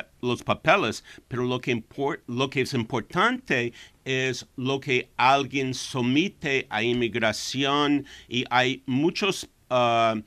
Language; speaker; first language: Spanish; non-native, fluent; English